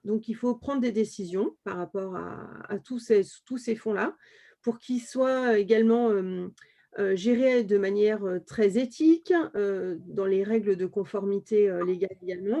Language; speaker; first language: French; native; French